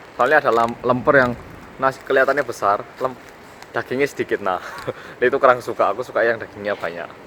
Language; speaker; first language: Indonesian; early bilingual, other home language; Korean